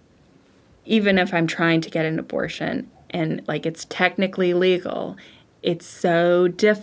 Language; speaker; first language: English; native; English